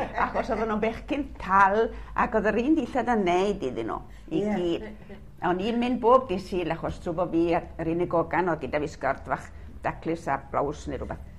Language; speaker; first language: Welsh; early bilingual, heritage; Welsh